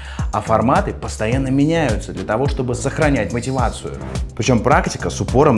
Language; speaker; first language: Russian; native; Russian